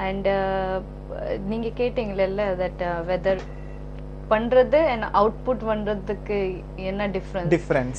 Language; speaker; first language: Tamil; non-native, local second language; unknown